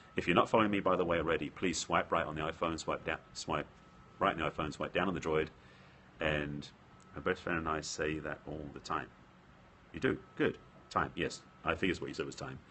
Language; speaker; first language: English; native; English